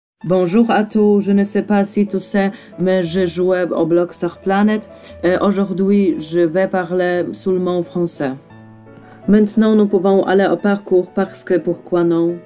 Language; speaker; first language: French; non-native, learner; Polish